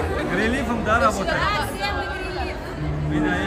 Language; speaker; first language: Russian; non-native, local second language; Tajik